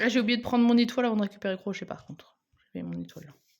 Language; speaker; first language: French; native; French